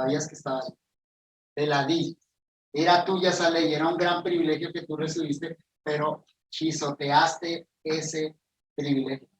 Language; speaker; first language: Spanish; native; Spanish